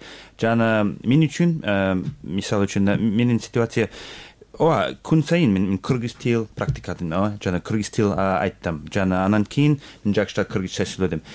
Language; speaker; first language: Kyrgyz; non-native, learner; English